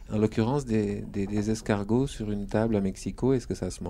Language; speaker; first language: French; native; French